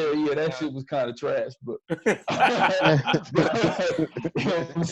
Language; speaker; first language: English; native; English